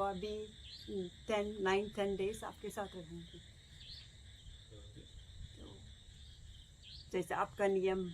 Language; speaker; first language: Hindi; non-native, local second language; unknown